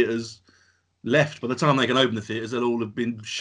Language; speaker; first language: English; native; English